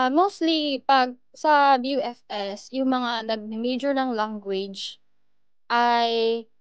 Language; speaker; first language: Filipino; early bilingual, other home language; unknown